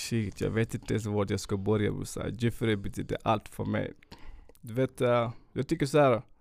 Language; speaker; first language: Swedish; non-native, fluent; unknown